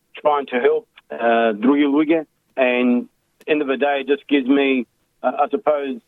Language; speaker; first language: English; early bilingual, other home language; Macedonian